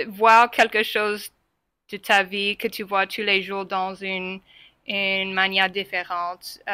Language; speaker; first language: French; non-native, fluent; English